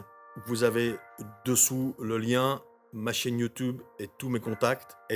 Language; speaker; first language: French; native; French